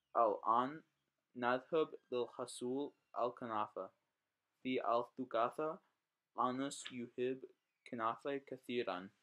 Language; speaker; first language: Arabic; non-native, learner; English